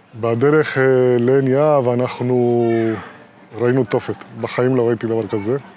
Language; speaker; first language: Hebrew; non-native, fluent; Spanish